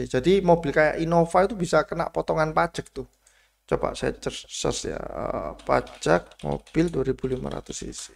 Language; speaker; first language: Indonesian; native; Indonesian